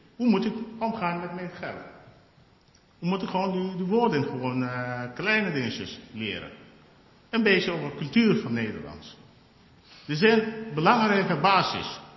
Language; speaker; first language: Dutch; non-native, fluent; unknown